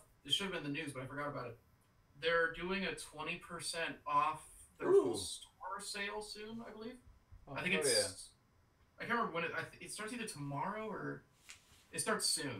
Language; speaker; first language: English; native; English